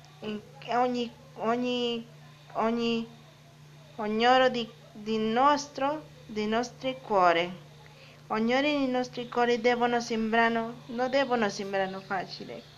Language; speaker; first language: Italian; non-native, learner; Spanish